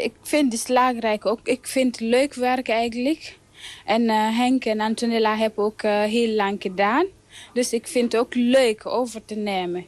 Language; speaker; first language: Dutch; non-native, learner; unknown